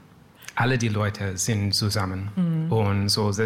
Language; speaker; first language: German; non-native, learner; English